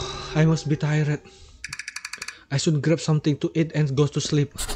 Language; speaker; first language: English; non-native, learner; Indonesian